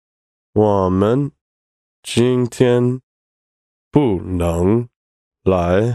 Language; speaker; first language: Chinese; non-native, learner; English